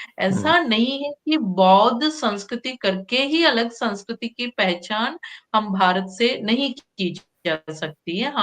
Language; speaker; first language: Hindi; non-native, fluent; Sinhala